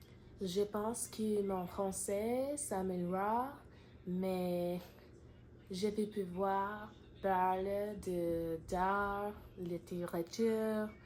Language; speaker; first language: French; non-native, learner; English